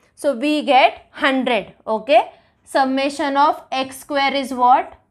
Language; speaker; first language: English; non-native, local second language; Marathi